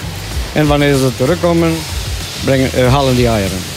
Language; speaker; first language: Dutch; non-native, learner; Romanian